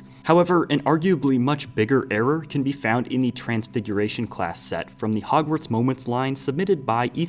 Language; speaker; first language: English; native; English